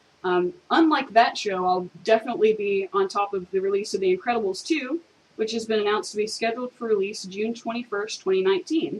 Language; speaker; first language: English; native; English